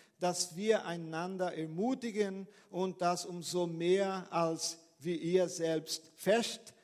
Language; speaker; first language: German; non-native, fluent; Portuguese